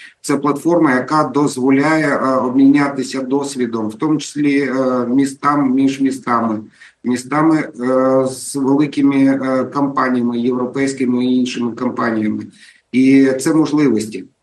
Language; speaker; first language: Ukrainian; native; Ukrainian